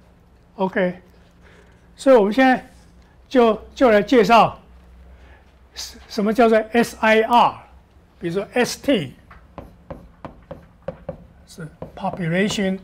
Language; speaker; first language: Chinese; native; Chinese